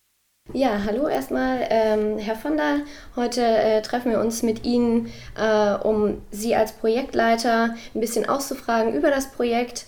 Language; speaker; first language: German; native; German